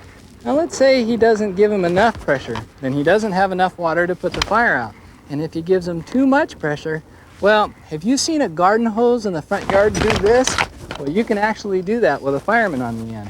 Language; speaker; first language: English; native; English